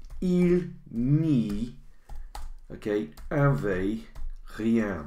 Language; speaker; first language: French; non-native, fluent; English